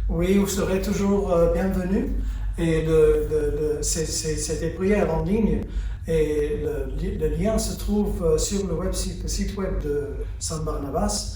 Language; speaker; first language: French; early bilingual, heritage; French